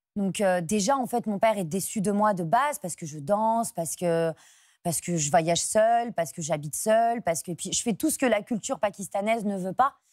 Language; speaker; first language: French; native; French